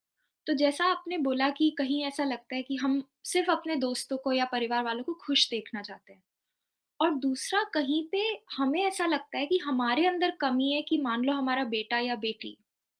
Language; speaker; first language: Hindi; native; Hindi